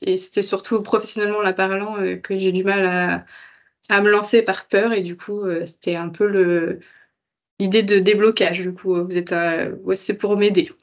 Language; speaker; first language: French; native; French